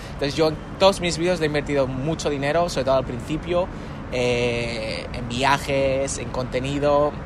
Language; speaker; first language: Spanish; native; Spanish